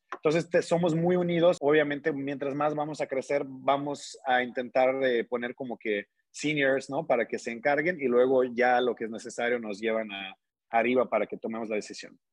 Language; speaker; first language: Spanish; non-native, fluent; Russian